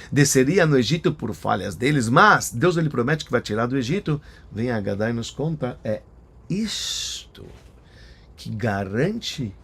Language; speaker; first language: Portuguese; native; Portuguese